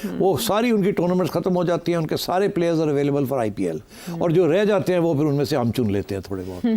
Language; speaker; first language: Urdu; non-native, local second language; Punjabi